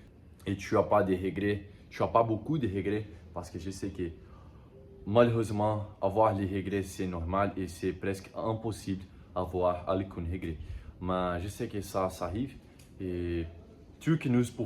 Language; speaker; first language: French; non-native, learner; Portuguese